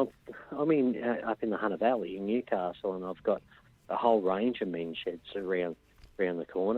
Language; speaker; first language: English; native; English